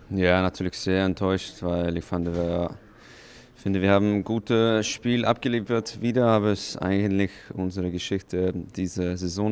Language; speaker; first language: German; non-native, fluent; Icelandic